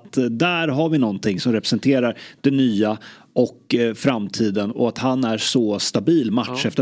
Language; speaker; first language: Swedish; native; Swedish